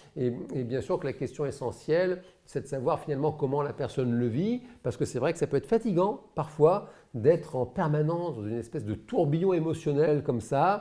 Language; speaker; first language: French; native; French